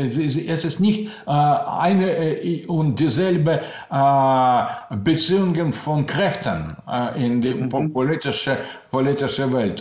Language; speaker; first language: German; non-native, learner; Russian